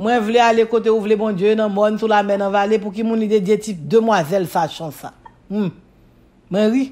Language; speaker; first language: French; non-native, local second language; Haitian Creole